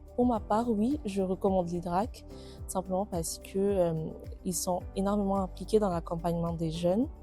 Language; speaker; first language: French; non-native, local second language; Malagasy